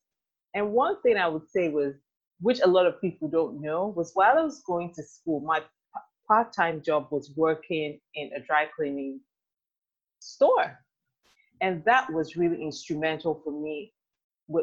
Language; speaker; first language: English; non-native, local second language; Igbo